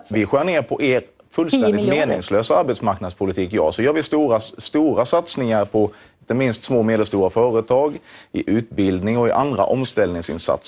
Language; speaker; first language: Swedish; native; Swedish